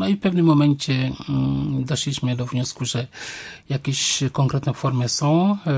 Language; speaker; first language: Polish; non-native, fluent; Wolof